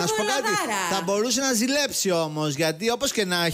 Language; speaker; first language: Greek; native; Greek